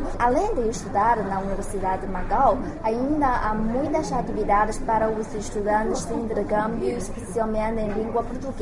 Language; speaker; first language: Portuguese; non-native, learner; Chinese